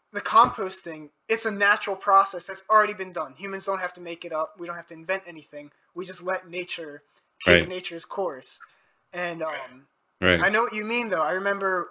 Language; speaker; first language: English; native; English